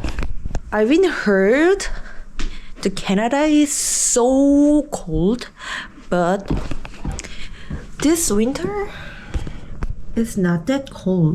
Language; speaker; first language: English; non-native, learner; Korean